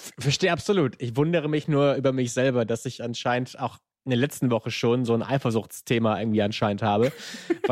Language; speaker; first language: German; native; German